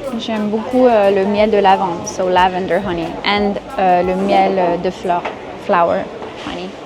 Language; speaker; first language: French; non-native, fluent; English